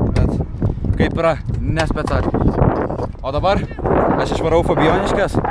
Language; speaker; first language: Lithuanian; non-native, local second language; Russian